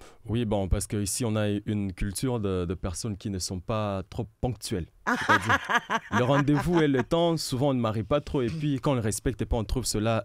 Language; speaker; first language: French; non-native, local second language; Lingala